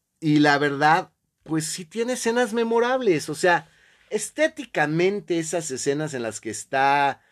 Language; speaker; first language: Spanish; native; Spanish